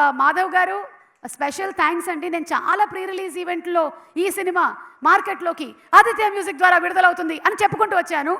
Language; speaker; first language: Telugu; non-native, local second language; Malayalam